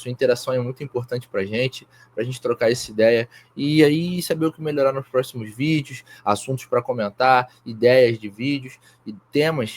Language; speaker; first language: Portuguese; native; Portuguese